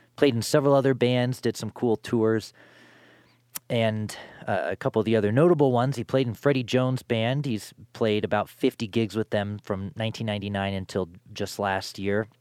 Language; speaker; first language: English; native; English